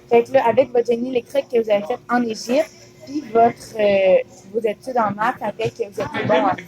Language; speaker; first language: French; native; French